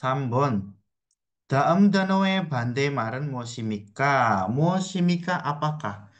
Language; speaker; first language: Korean; non-native, fluent; Indonesian